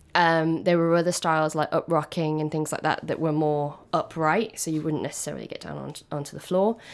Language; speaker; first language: English; native; English